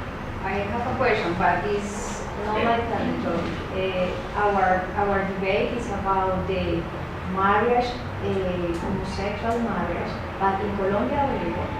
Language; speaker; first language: English; non-native, learner; Spanish